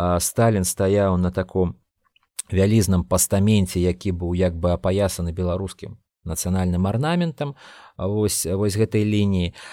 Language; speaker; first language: Belarusian; non-native, local second language; Russian